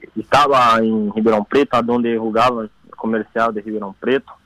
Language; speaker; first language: Spanish; non-native, learner; Portuguese